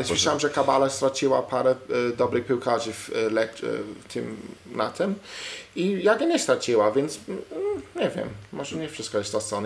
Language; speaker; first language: Polish; non-native, learner; English